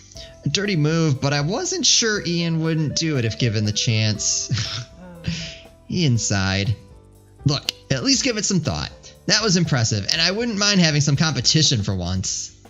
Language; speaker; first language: English; native; English